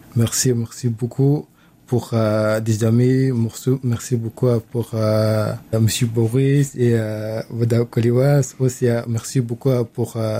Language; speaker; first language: French; non-native, learner; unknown